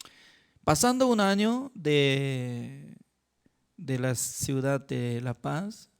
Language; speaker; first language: Spanish; non-native, learner; Korean